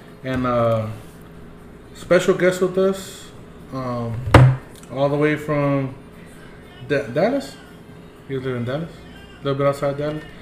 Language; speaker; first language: English; early bilingual, other home language; Spanish